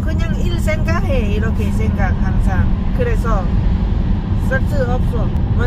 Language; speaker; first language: Korean; non-native, learner; Lao